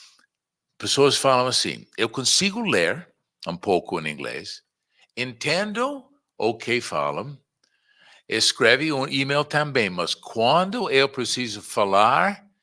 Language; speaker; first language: Portuguese; non-native, fluent; English